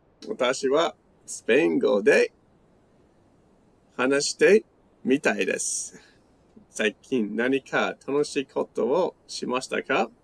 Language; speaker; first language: Japanese; non-native, learner; English